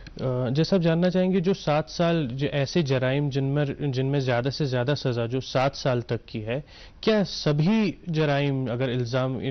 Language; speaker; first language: Urdu; non-native, local second language; Kashmiri